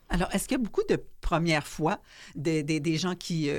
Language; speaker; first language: French; native; French